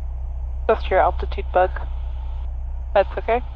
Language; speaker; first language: English; native; English